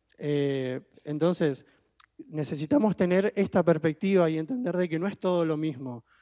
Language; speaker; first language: Spanish; native; Spanish